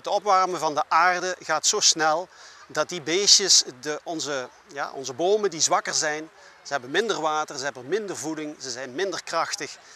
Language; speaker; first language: Dutch; native; Dutch